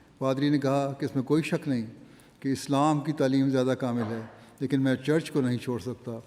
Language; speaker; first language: Urdu; native; Urdu